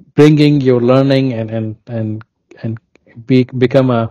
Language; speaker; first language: English; non-native, local second language; Hindi